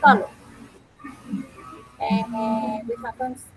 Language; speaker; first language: English; non-native, fluent; Spanish